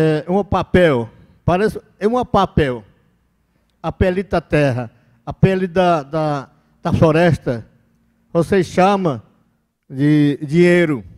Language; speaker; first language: Portuguese; non-native, local second language; Yanomámi